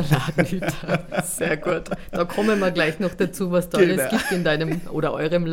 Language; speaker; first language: German; native; German